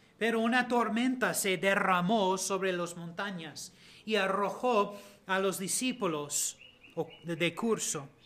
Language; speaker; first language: Spanish; non-native, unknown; English